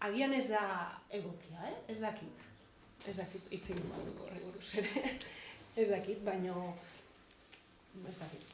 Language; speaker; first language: Basque; non-native, fluent; Catalan